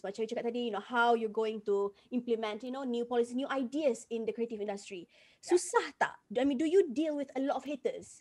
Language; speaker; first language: English; non-native, local second language; Malay